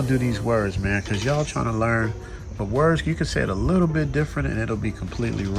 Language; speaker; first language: English; native; English